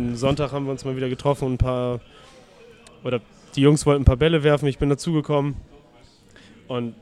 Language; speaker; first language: German; native; German